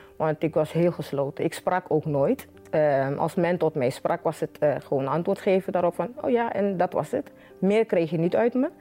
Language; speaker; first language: Dutch; native; Dutch